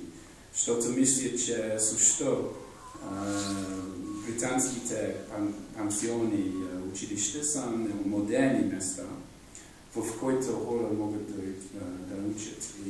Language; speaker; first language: Bulgarian; non-native, fluent; English